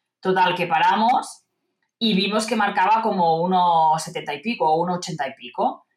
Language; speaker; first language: Spanish; non-native, local second language; Catalan